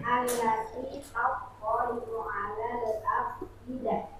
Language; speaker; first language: Arabic; non-native, learner; Indonesian